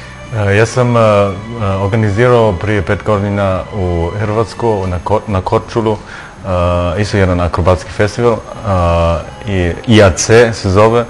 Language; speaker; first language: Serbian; non-native, learner; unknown